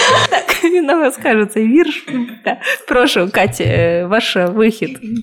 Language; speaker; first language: Ukrainian; non-native, local second language; Russian